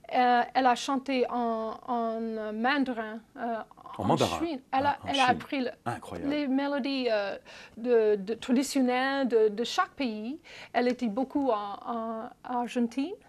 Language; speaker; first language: French; non-native, fluent; English